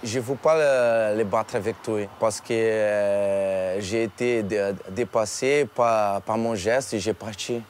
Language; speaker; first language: French; non-native, learner; Portuguese